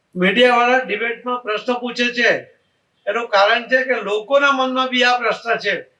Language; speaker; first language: Gujarati; non-native, local second language; Marathi